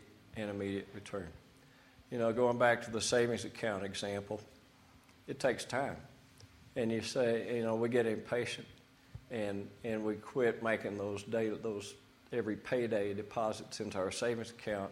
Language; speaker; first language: English; native; English